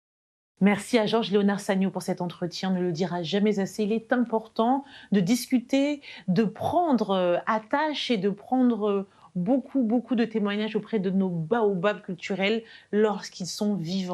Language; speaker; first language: French; native; French